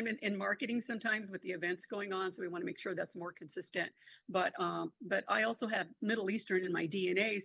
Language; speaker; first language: English; non-native, local second language; Spanish